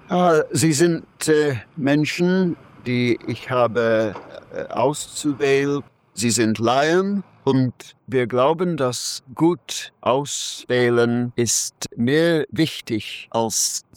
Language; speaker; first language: German; non-native, learner; English